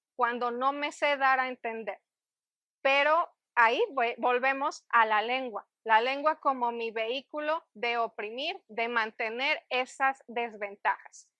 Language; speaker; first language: Spanish; native; Spanish